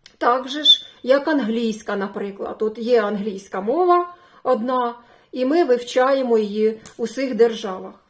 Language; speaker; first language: Ukrainian; non-native, local second language; Russian